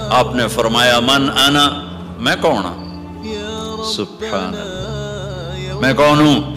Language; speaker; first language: Urdu; non-native, local second language; Punjabi